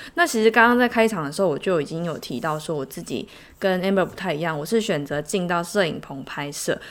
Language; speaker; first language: Chinese; native; Chinese